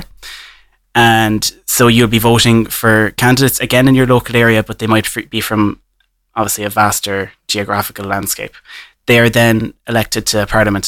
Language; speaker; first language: English; native; English